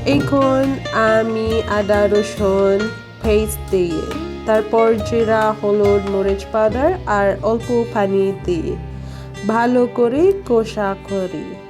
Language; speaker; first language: Bangla; non-native, learner; Filipino